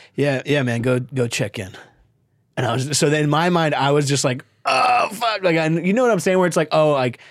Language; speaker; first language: English; native; English